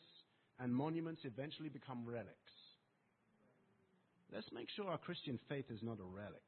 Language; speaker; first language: English; native; English